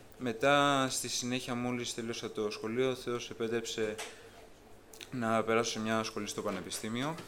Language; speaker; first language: Greek; native; Greek